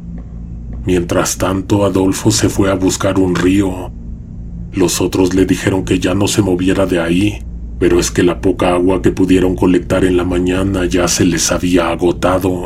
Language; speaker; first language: Spanish; native; Spanish